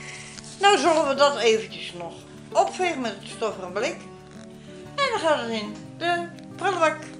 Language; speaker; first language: Dutch; native; Dutch